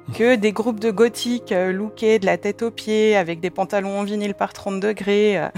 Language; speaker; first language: French; native; French